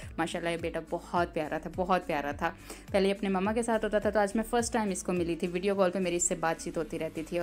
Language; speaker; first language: Urdu; native; Urdu